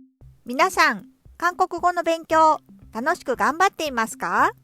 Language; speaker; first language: Japanese; non-native, fluent; Korean